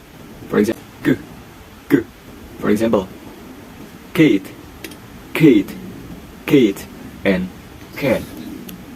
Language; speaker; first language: English; non-native, learner; Indonesian